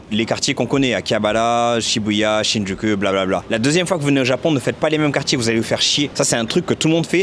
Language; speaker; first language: French; native; French